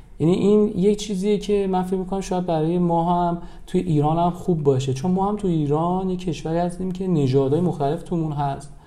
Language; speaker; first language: Persian; native; Persian